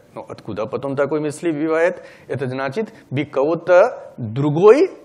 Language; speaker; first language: Russian; non-native, learner; Hindi